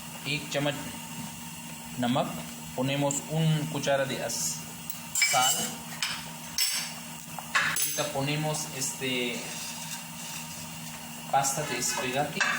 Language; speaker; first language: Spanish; non-native, learner; Urdu